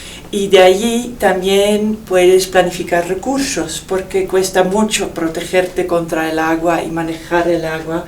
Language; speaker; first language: Spanish; non-native, fluent; Dutch